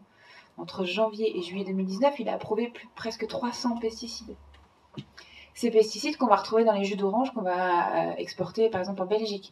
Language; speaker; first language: French; native; French